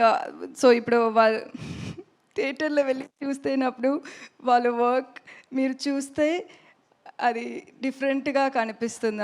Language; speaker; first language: Telugu; non-native, learner; Tamil